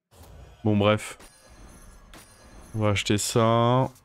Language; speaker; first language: French; native; French